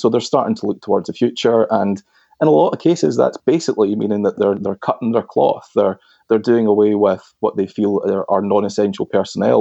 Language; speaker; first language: English; native; English